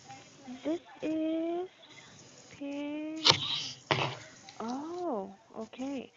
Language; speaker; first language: English; non-native, fluent; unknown